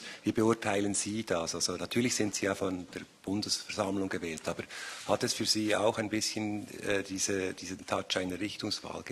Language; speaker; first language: German; native; German